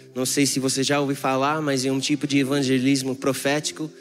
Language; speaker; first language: Portuguese; non-native, fluent; English